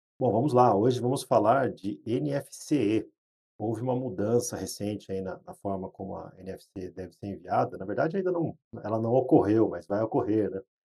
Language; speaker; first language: Portuguese; native; Portuguese